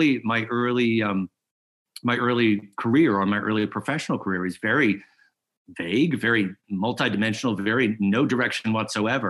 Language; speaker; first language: English; native; English